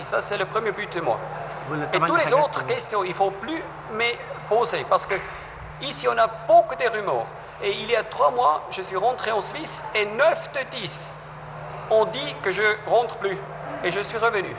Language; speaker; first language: French; non-native, fluent; German